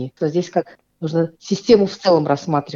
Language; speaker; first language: Russian; native; Russian